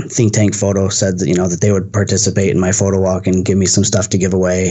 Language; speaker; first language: English; native; English